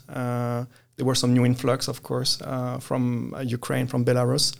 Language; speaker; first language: English; non-native, fluent; French